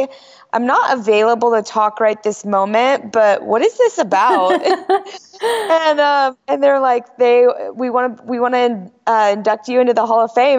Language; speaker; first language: English; native; English